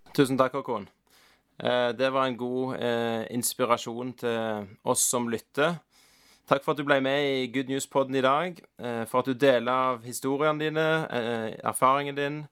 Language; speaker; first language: Norwegian; native; Norwegian